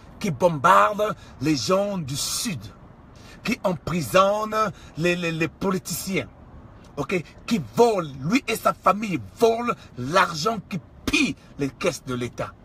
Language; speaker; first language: French; non-native, local second language; Kongo